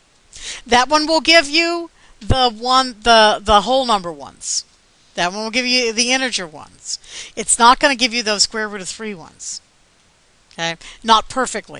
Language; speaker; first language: English; native; English